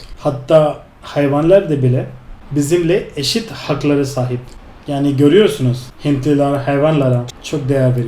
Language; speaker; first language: Turkish; non-native, fluent; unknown